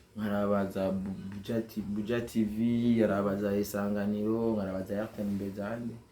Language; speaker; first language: Rundi; native; Rundi